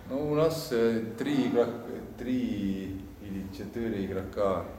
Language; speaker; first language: Russian; non-native, learner; Lithuanian